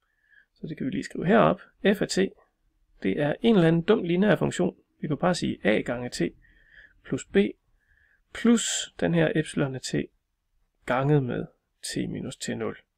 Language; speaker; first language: Danish; native; Danish